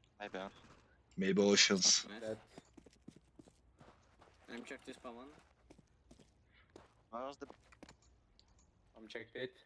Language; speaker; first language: English; non-native, learner; Turkish